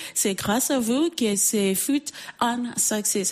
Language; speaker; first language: French; non-native, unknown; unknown